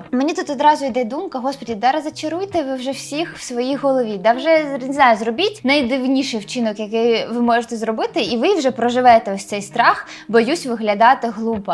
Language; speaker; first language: Ukrainian; non-native, local second language; Russian